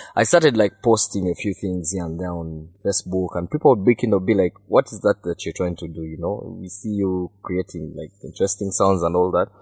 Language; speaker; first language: English; non-native, local second language; Ganda